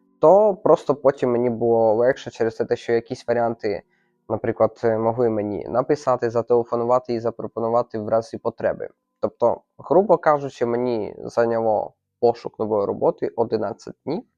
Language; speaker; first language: Ukrainian; native; Ukrainian